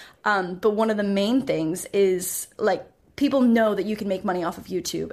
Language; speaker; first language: English; native; English